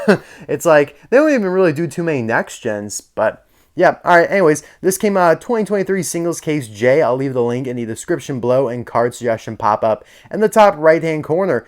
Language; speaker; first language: English; native; English